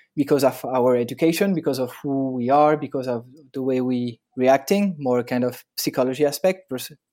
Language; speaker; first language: English; non-native, fluent; French